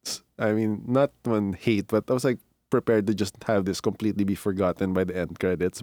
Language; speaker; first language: English; non-native, local second language; Filipino